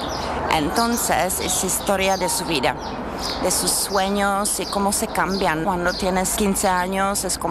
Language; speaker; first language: Spanish; non-native, fluent; Czech